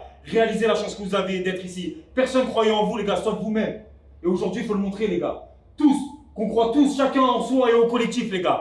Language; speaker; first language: French; native; French